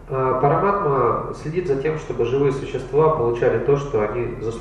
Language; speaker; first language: Russian; native; Russian